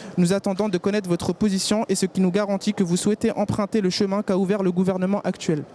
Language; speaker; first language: French; early bilingual, other home language; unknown